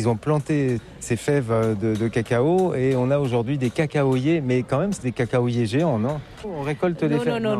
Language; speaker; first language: French; native; French